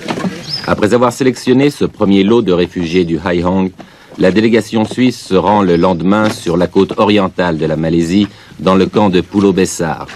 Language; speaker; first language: French; native; French